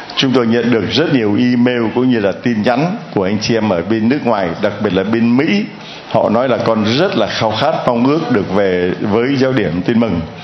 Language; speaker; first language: Vietnamese; native; Vietnamese